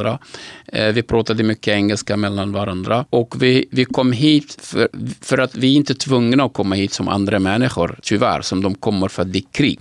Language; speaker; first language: Swedish; non-native, fluent; Arabic